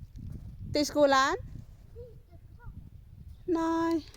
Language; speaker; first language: Swedish; non-native, learner; Filipino